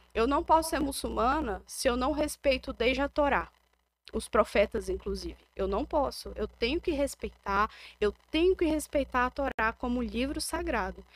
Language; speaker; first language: Portuguese; native; Portuguese